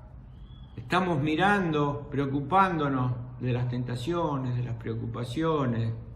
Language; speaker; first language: Spanish; native; Spanish